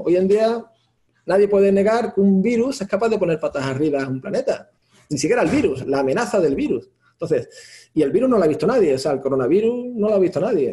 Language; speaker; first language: Spanish; native; Spanish